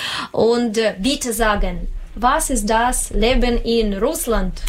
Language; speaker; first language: German; non-native, learner; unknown